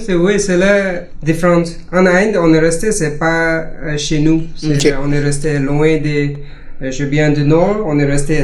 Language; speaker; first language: French; non-native, learner; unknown